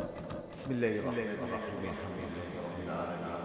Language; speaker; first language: Arabic; native; Arabic